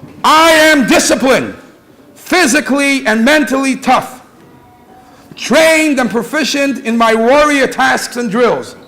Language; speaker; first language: English; native; English